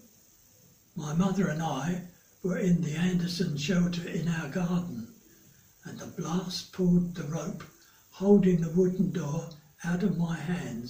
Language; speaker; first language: English; native; English